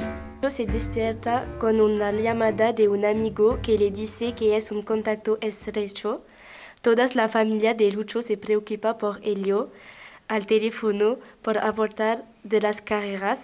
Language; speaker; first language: Spanish; non-native, learner; French